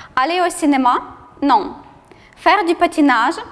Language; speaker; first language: French; non-native, fluent; Ukrainian